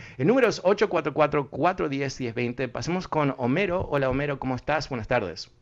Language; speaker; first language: Spanish; early bilingual, heritage; Spanish